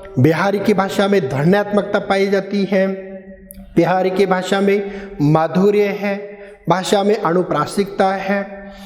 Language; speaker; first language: Hindi; non-native, local second language; Marathi